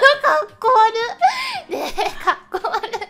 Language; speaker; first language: Japanese; native; Japanese